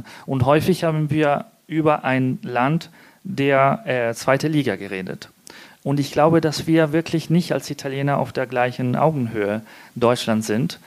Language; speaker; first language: German; non-native, fluent; Italian